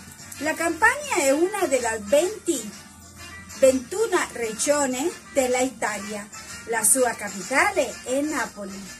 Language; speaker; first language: Italian; non-native, learner; Spanish